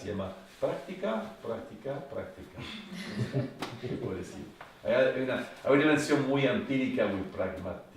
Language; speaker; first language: Spanish; non-native, fluent; French